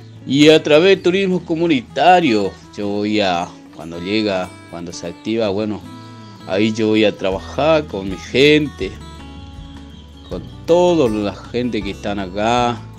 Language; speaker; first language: Spanish; non-native, local second language; Guarani